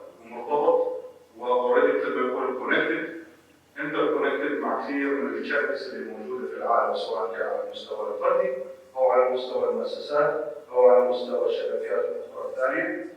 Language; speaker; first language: Arabic; native; Arabic